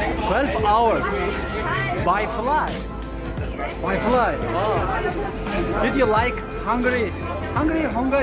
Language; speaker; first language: English; non-native, learner; Turkish